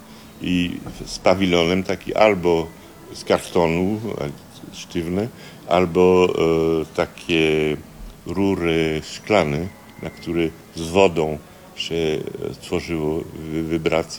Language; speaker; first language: Polish; early bilingual, heritage; Polish